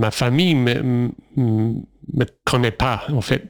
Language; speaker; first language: French; non-native, fluent; English